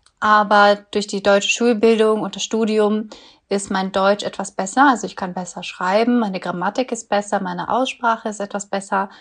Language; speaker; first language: German; early bilingual, other home language; Russian